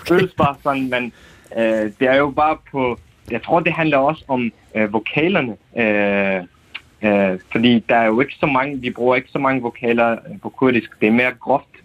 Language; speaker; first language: Danish; non-native, fluent; Kurdish